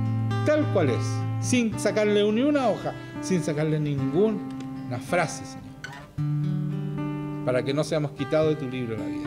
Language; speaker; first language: Spanish; native; Spanish